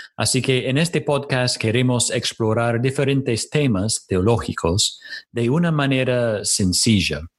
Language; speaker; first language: Spanish; non-native, fluent; English